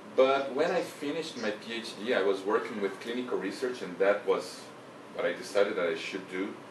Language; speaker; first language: English; non-native, fluent; Portuguese